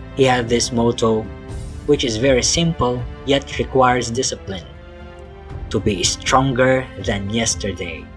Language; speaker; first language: English; non-native, local second language; Filipino